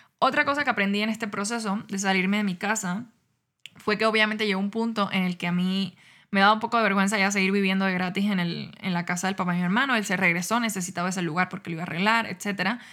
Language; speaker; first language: Spanish; native; Spanish